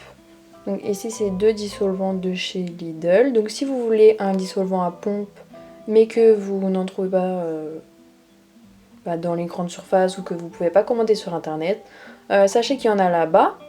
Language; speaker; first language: French; native; French